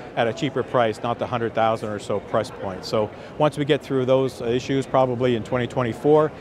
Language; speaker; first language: English; native; English